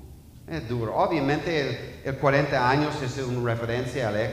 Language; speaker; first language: Spanish; non-native, fluent; English